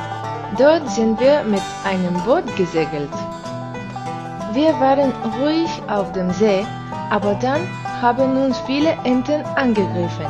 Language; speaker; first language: German; non-native, learner; Spanish